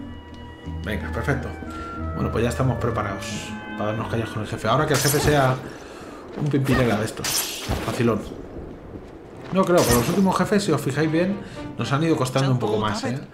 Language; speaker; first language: Spanish; native; Spanish